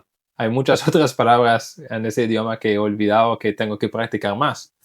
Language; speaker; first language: Spanish; non-native, fluent; English